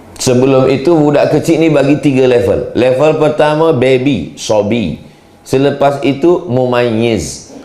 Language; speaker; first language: Malay; native; Malay